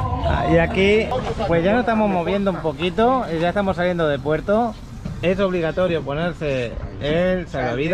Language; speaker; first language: Spanish; native; Spanish